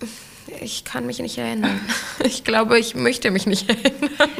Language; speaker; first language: German; early bilingual, other home language; Greek